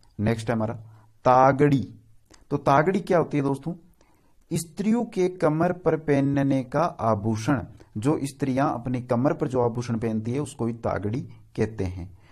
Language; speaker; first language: Hindi; native; Hindi